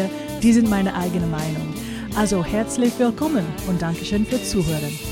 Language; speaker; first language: German; non-native, fluent; English